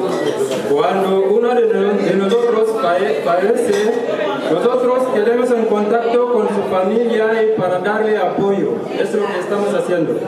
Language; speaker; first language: Spanish; non-native, learner; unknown